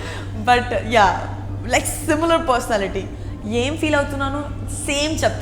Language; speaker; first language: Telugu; non-native, learner; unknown